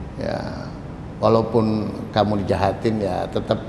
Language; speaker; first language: Indonesian; native; Indonesian